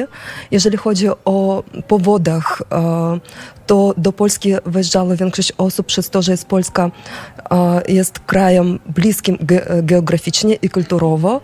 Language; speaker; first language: Polish; non-native, fluent; Ukrainian